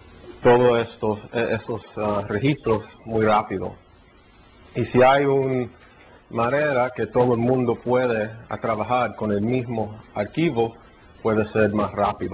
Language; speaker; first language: Spanish; early bilingual, heritage; Spanish